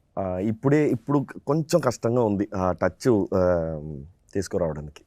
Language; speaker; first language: Telugu; non-native, fluent; Tamil